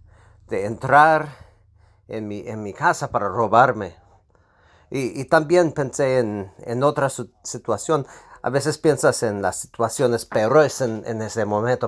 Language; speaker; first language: Spanish; non-native, fluent; English